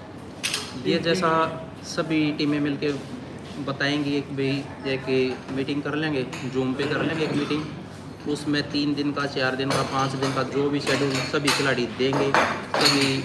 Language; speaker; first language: Hindi; native; Hindi